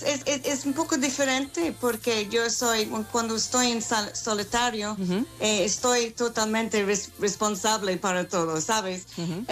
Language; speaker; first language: Spanish; non-native, fluent; English